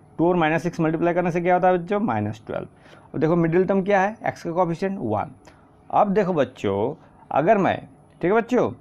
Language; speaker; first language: Hindi; non-native, local second language; Assamese